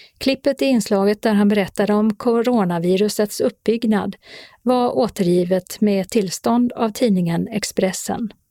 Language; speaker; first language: Swedish; native; Swedish